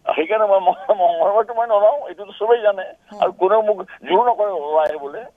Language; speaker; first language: Assamese; native; Assamese